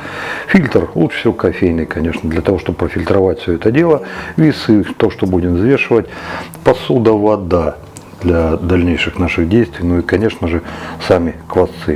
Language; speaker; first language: Russian; native; Russian